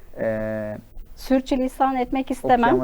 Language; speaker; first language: Turkish; native; Turkish